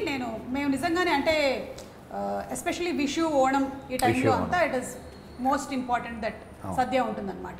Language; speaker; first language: Telugu; native; Telugu